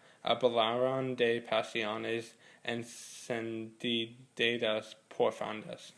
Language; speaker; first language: Spanish; non-native, learner; English